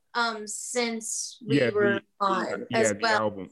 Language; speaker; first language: English; native; English